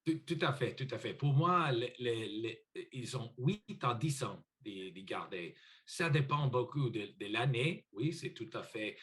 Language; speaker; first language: French; non-native, learner; English